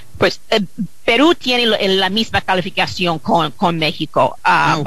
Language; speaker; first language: Spanish; non-native, fluent; English